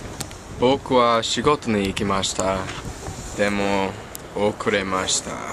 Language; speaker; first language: Japanese; non-native, learner; English